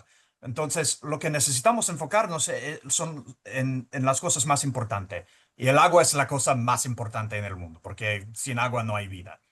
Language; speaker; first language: Spanish; early bilingual, heritage; Spanish